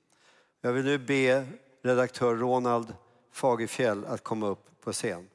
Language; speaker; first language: Swedish; native; Swedish